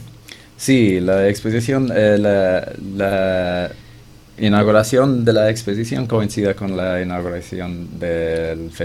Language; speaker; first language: Spanish; non-native, fluent; English